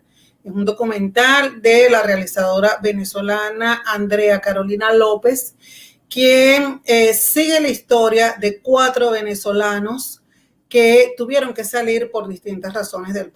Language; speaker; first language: Spanish; native; Spanish